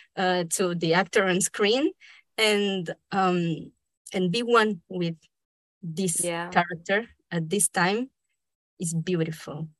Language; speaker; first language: English; non-native, fluent; Spanish